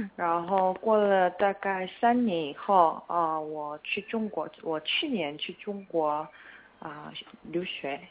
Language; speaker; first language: Chinese; non-native, fluent; Korean